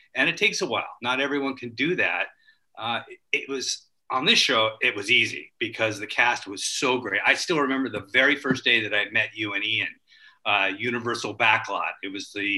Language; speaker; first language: English; native; English